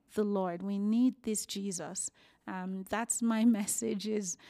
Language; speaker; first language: English; non-native, local second language; Yoruba